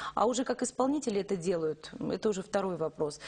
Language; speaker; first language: Russian; native; Russian